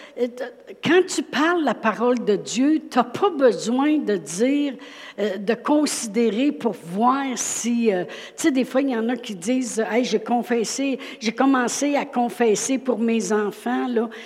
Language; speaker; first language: French; native; French